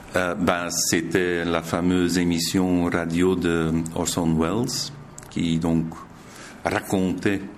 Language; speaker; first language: French; native; French